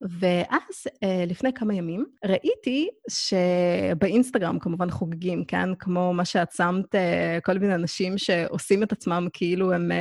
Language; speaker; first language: Hebrew; native; Hebrew